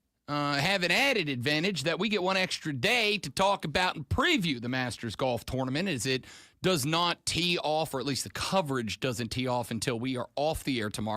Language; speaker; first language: English; native; English